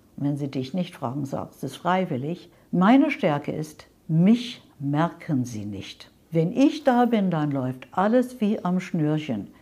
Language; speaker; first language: German; non-native, fluent; English